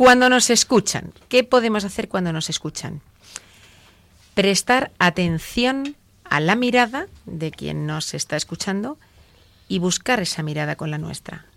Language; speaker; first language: Spanish; native; Spanish